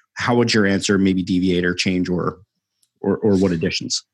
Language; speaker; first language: English; native; English